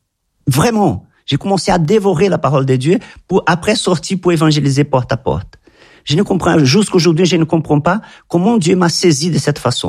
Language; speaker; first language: French; non-native, fluent; Portuguese